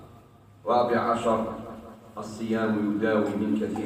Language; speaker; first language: Arabic; native; Arabic